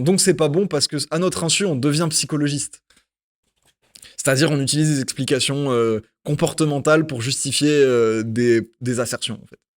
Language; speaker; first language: French; native; French